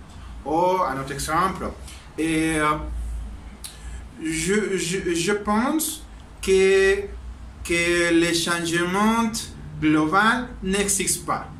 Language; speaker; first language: French; non-native, learner; Spanish